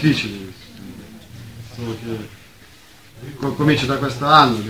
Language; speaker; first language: Italian; non-native, learner; Russian